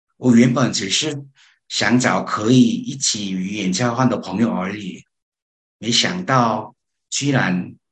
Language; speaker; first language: Chinese; non-native, learner; Korean